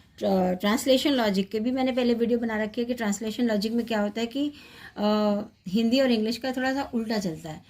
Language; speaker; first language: Hindi; native; Hindi